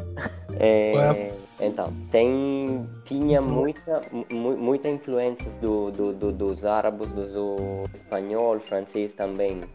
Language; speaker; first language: Portuguese; non-native, learner; Italian